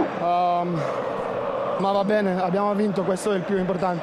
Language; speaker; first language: Italian; non-native, learner; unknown